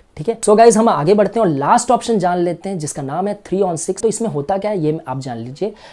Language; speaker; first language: Hindi; native; Hindi